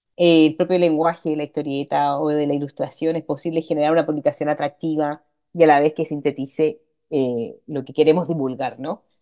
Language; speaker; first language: Spanish; native; Spanish